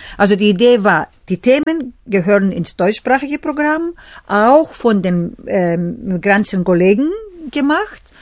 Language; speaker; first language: German; non-native, fluent; Greek